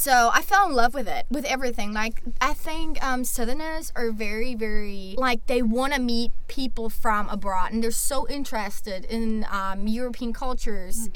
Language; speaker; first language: English; non-native, fluent; German